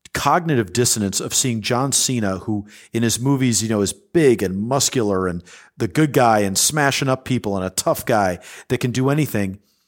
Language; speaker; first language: English; native; English